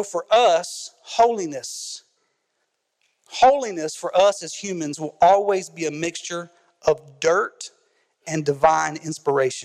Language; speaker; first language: English; native; English